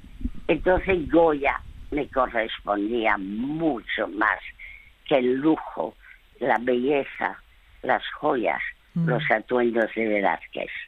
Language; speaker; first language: Spanish; early bilingual, other home language; French